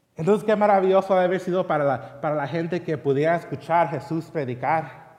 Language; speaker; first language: Spanish; early bilingual, heritage; Spanish